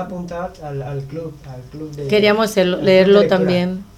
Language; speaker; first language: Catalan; non-native, learner; Spanish